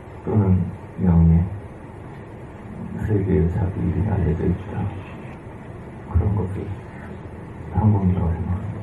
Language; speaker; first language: Korean; native; Korean